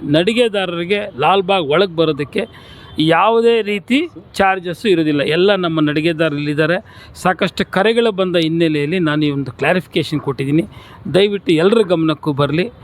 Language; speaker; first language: Kannada; native; Kannada